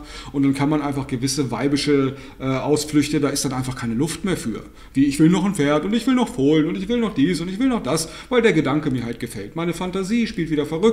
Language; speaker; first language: German; native; German